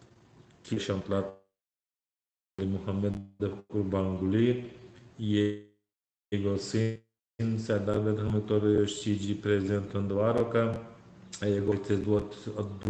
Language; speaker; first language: Polish; non-native, learner; Turkmen